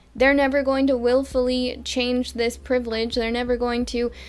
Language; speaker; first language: English; native; English